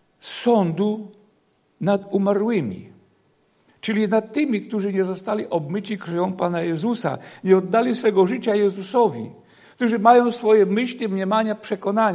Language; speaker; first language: Polish; native; Polish